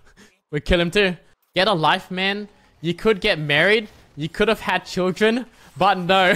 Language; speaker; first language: English; native; English